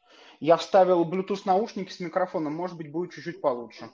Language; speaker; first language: Russian; native; Russian